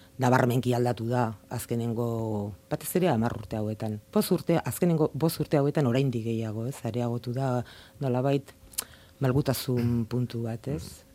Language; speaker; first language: Basque; native; Basque